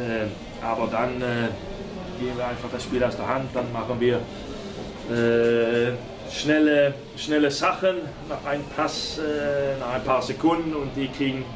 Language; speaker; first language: German; non-native, fluent; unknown